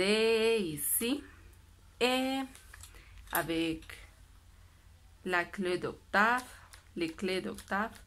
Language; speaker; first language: French; non-native, learner; Spanish